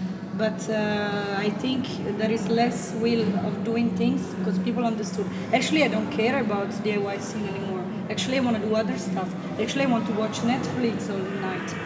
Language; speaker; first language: English; non-native, fluent; Italian